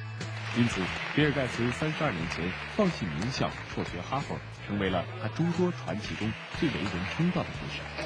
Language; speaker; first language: Chinese; native; Chinese